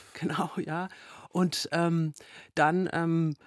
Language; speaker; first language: German; native; German